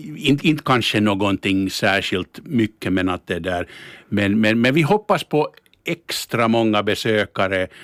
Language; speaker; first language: Swedish; native; Swedish